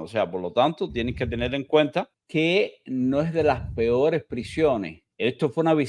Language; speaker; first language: Spanish; native; Spanish